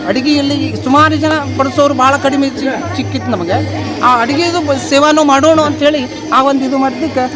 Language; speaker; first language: Kannada; native; Kannada